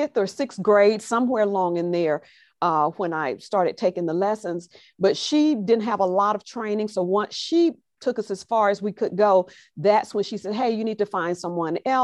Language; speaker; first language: English; native; English